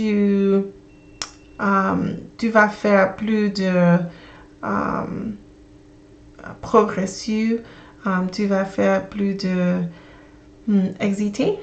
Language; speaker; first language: French; non-native, learner; English